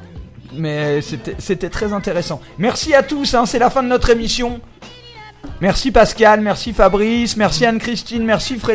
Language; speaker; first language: French; native; French